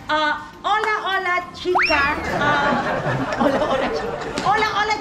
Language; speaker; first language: Spanish; non-native, learner; Filipino